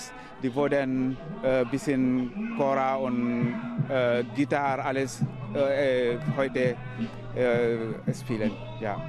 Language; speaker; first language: German; non-native, learner; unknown